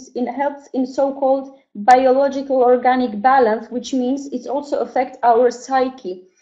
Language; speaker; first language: English; non-native, fluent; Polish